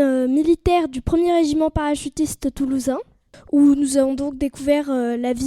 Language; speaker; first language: French; native; French